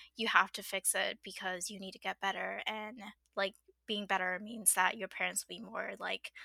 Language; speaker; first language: English; non-native, fluent; Burmese